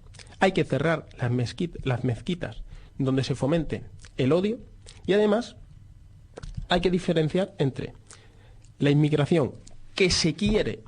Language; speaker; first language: Spanish; native; Spanish